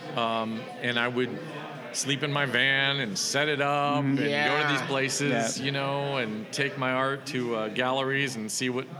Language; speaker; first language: English; native; English